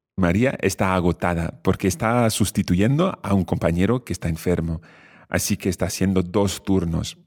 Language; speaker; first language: Spanish; non-native, fluent; English